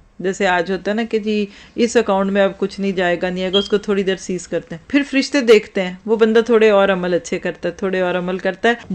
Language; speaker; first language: Urdu; native; Urdu